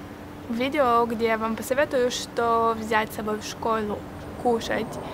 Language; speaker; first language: Russian; early bilingual, heritage; Russian